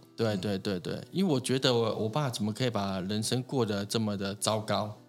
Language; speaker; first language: Chinese; native; Chinese